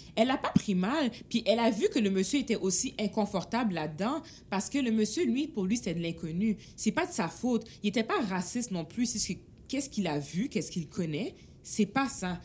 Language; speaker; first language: French; early bilingual, other home language; Haitian Creole